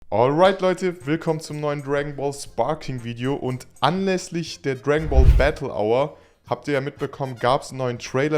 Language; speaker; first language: German; native; German